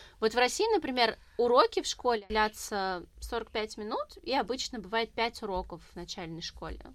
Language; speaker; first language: Russian; native; Russian